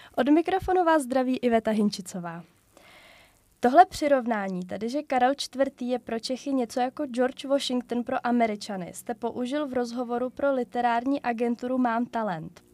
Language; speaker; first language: Czech; native; Czech